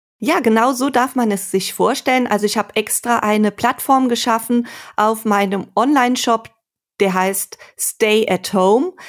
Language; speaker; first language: German; native; German